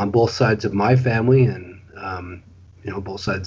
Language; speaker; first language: English; native; English